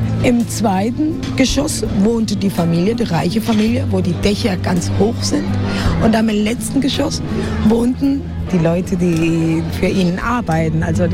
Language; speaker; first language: German; non-native, fluent; Spanish